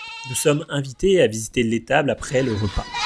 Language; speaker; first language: French; native; French